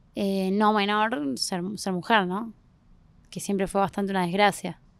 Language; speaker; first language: Spanish; native; Spanish